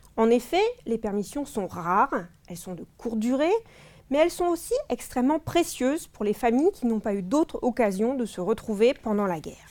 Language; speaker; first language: French; native; French